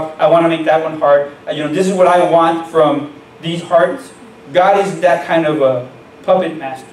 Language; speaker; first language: English; native; English